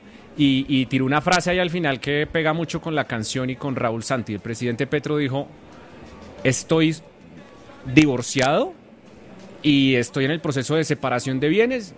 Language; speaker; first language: Spanish; native; Spanish